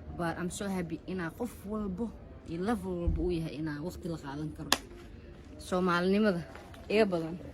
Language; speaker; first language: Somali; early bilingual, heritage; Somali